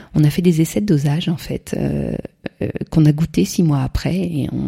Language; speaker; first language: French; native; French